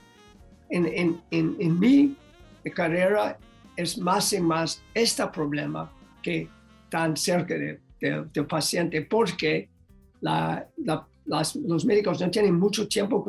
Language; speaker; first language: Spanish; non-native, learner; English